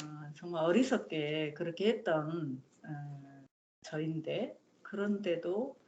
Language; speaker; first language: Korean; native; Korean